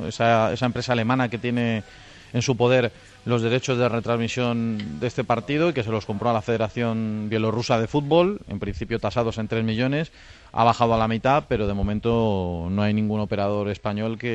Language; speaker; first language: Spanish; native; Spanish